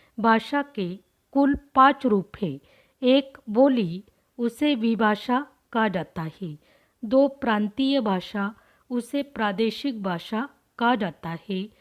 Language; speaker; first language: Hindi; non-native, local second language; Marathi